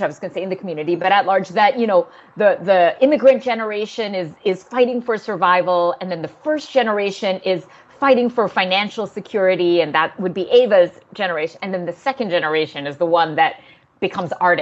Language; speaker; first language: English; native; English